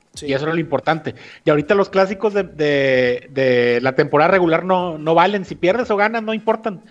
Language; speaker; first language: Spanish; native; Spanish